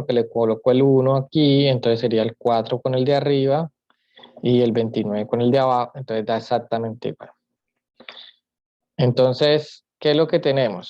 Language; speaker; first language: Spanish; native; Spanish